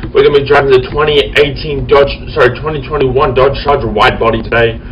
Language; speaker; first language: English; native; English